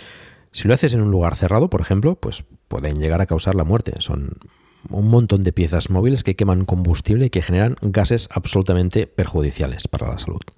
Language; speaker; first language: Spanish; native; Spanish